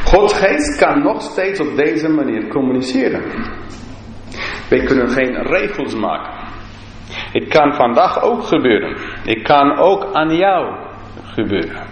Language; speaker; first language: Dutch; non-native, fluent; English